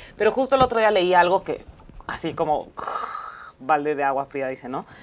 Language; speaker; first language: Spanish; native; Spanish